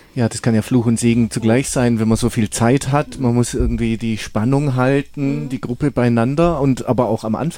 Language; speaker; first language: German; native; German